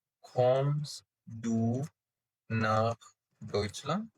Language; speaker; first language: German; non-native, fluent; Urdu